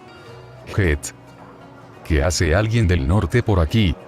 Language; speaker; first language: Spanish; native; Spanish